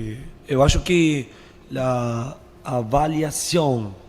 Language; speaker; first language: Portuguese; non-native, fluent; Spanish